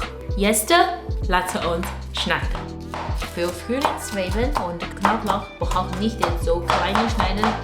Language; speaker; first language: German; non-native, learner; Chinese